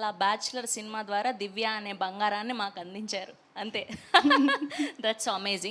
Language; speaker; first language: Telugu; native; Telugu